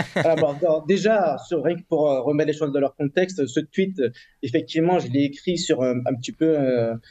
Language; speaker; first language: French; native; French